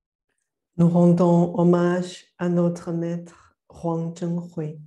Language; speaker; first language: French; non-native, fluent; Chinese